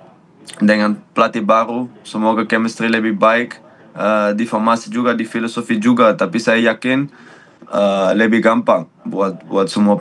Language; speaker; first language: Indonesian; non-native, fluent; Dutch